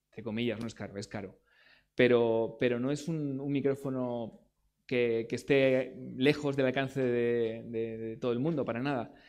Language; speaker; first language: Spanish; native; Spanish